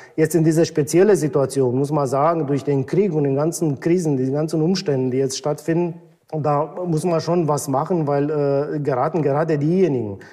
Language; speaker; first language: German; non-native, fluent; Romanian